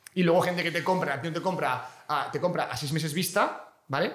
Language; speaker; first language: Spanish; native; Spanish